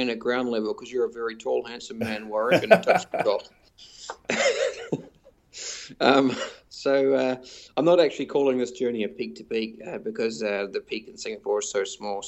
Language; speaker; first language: English; native; English